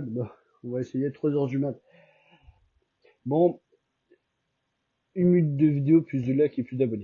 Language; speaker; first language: French; non-native, fluent; Albanian